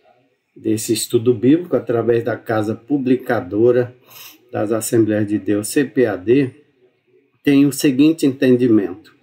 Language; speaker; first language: Portuguese; native; Portuguese